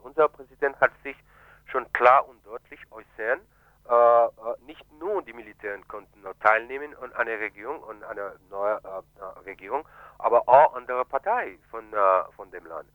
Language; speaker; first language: German; non-native, fluent; Haitian Creole